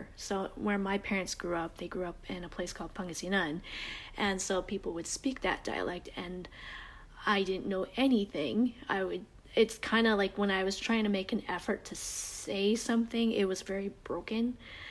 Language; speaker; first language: English; native; English